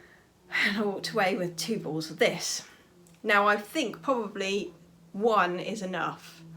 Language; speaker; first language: English; native; English